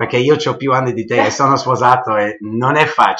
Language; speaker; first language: Italian; early bilingual, heritage; English